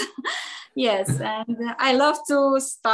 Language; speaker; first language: English; non-native, learner; Romanian